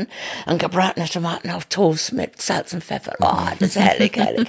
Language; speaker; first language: German; non-native, fluent; English